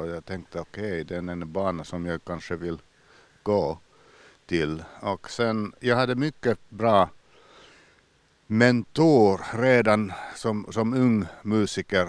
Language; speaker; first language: Swedish; non-native, local second language; Finnish